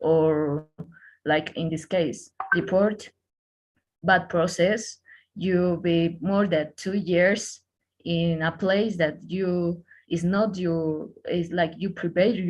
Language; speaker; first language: English; non-native, learner; Spanish